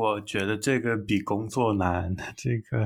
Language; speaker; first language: Chinese; non-native, learner; English